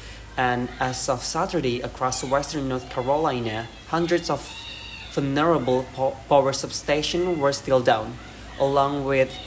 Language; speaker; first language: English; non-native, learner; Indonesian